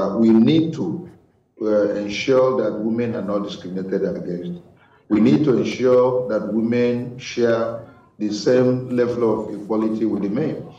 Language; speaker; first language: English; non-native, local second language; Igbo